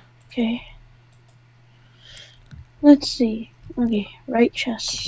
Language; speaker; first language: English; native; English